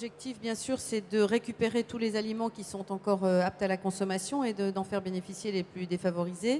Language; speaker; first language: French; native; French